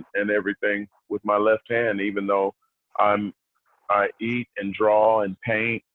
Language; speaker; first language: English; native; English